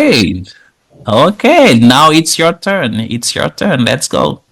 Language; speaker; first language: English; non-native, fluent; Haitian Creole